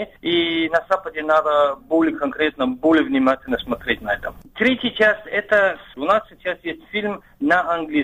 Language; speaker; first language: Russian; non-native, fluent; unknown